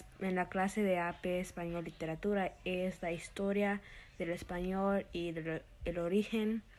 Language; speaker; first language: Spanish; early bilingual, heritage; Spanish